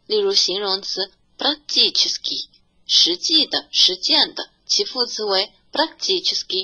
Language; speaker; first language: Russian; non-native, fluent; Chinese